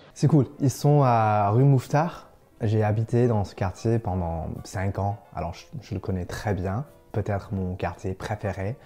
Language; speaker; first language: French; non-native, fluent; English